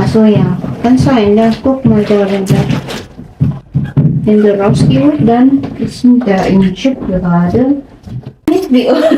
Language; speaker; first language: German; non-native, learner; Filipino